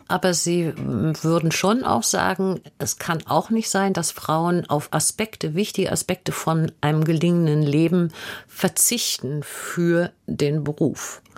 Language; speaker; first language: German; native; German